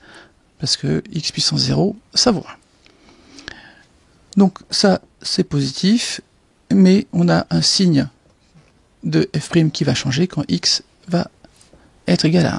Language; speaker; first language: French; native; French